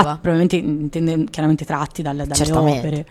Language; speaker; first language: Italian; native; Italian